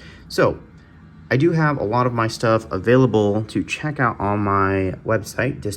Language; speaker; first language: English; native; English